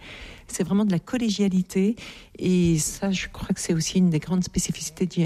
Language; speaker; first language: French; native; French